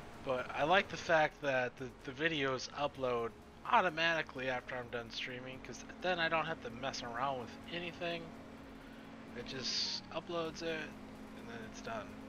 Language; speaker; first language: English; native; English